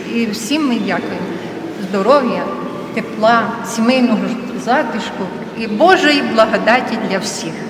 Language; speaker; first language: Ukrainian; non-native, local second language; Russian